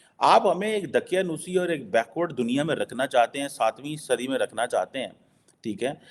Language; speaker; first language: Urdu; non-native, local second language; Punjabi